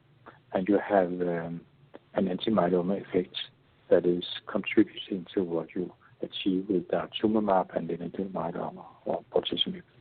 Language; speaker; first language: English; non-native, fluent; Danish